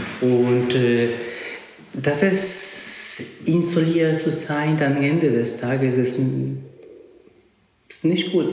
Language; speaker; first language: German; non-native, learner; Spanish